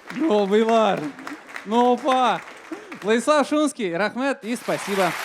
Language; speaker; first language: Tatar; non-native, local second language; Russian